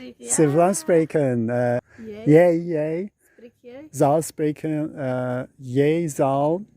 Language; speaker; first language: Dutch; non-native, learner; Turkish